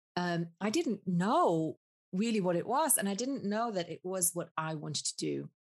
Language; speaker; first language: English; early bilingual, other home language; Spanish